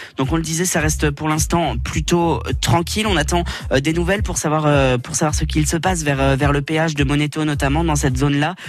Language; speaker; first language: French; native; French